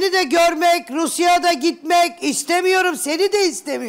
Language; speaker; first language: Turkish; native; Turkish